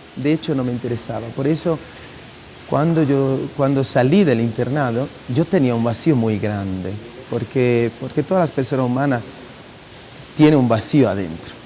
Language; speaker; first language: Spanish; non-native, fluent; Italian